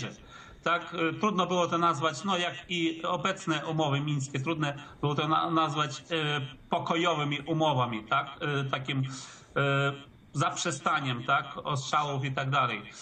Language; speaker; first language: Polish; early bilingual, heritage; Polish